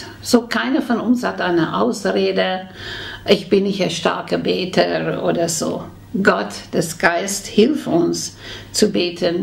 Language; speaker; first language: German; non-native, fluent; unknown